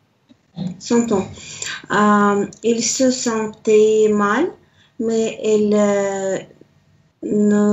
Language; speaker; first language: French; non-native, learner; Russian